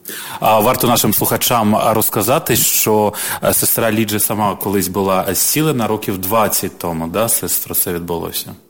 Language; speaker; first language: Ukrainian; native; Ukrainian